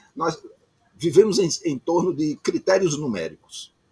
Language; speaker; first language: Portuguese; native; Portuguese